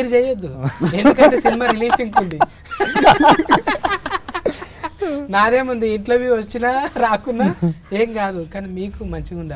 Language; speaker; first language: Telugu; native; Telugu